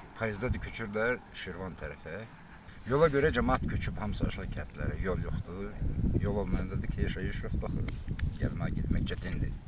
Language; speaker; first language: Azerbaijani; non-native, local second language; Lezghian